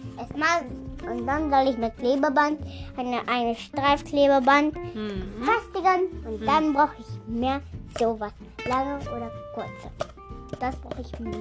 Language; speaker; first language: German; early bilingual, other home language; Indonesian